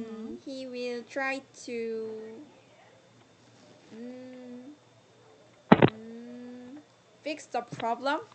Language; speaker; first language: English; non-native, learner; Korean